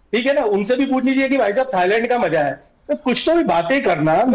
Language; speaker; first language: Hindi; native; Hindi